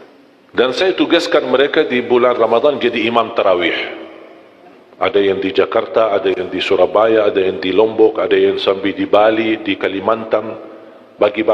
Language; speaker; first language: Indonesian; non-native, fluent; Arabic